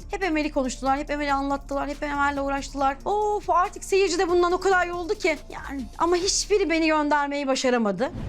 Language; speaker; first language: Turkish; native; Turkish